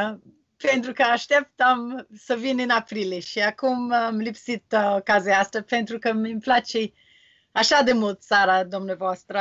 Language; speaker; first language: Romanian; non-native, learner; English